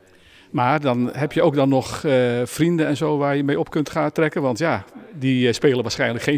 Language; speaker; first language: Dutch; native; Dutch